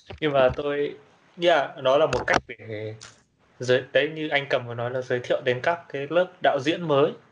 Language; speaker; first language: Vietnamese; native; Vietnamese